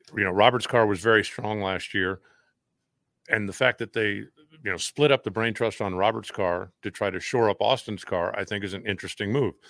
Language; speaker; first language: English; native; English